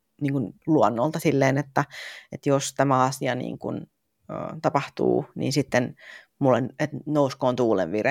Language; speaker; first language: Finnish; native; Finnish